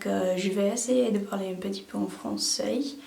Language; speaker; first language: French; non-native, learner; English